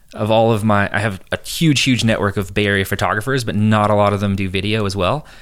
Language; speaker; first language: English; native; English